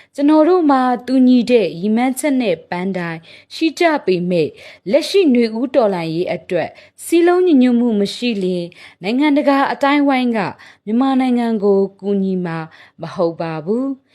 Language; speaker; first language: Burmese; non-native, local second language; Tedim Chin